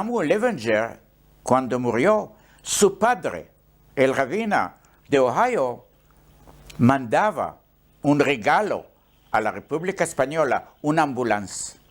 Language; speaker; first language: Spanish; non-native, learner; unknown